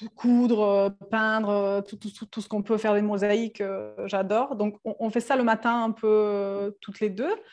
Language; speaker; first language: French; non-native, fluent; Serbian